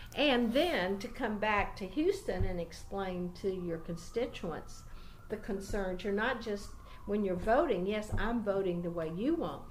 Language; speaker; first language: English; native; English